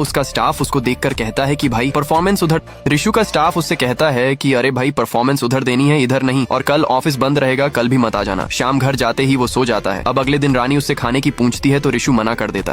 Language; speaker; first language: Hindi; native; Hindi